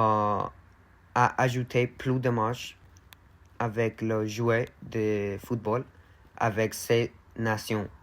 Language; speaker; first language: French; non-native, learner; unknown